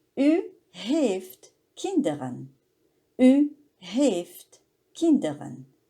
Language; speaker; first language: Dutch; non-native, learner; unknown